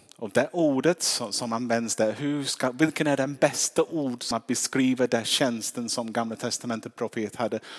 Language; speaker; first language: Swedish; non-native, fluent; English